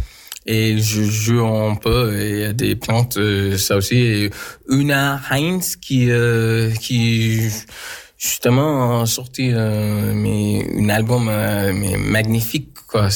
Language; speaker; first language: French; non-native, learner; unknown